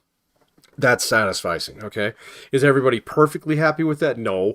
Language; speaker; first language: English; native; English